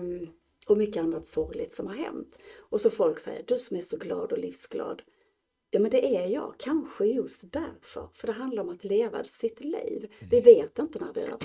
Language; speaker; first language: Swedish; native; Swedish